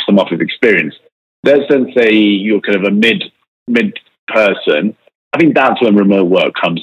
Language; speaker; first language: English; native; English